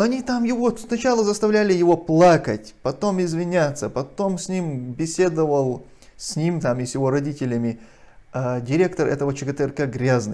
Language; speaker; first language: Russian; non-native, local second language; Chechen